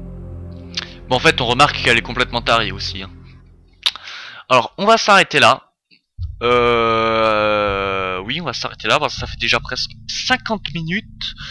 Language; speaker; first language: French; native; French